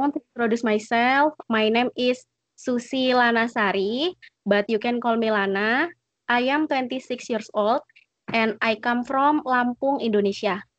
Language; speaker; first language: English; non-native, learner; Indonesian